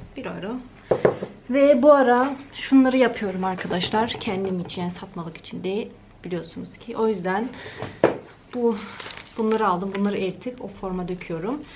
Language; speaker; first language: Turkish; early bilingual, heritage; Turkish